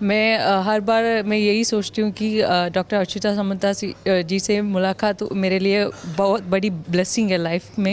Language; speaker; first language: Hindi; non-native, local second language; Tamil